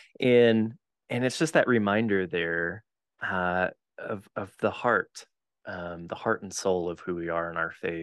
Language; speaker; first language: English; native; English